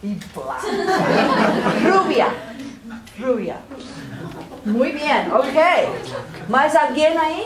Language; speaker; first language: Spanish; non-native, fluent; Portuguese